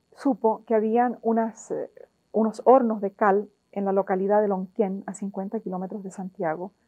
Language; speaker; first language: Spanish; native; Spanish